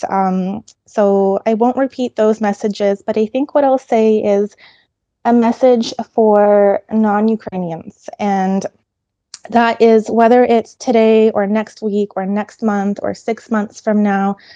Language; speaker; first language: English; early bilingual, other home language; Ukrainian